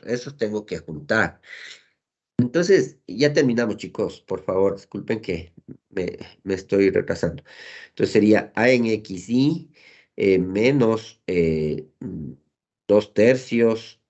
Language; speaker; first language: Spanish; native; Spanish